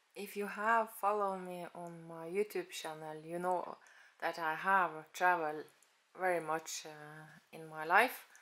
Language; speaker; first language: English; non-native, learner; Norwegian